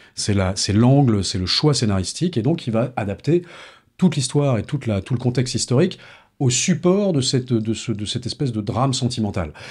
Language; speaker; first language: French; native; French